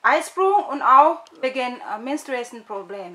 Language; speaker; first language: German; non-native, learner; Indonesian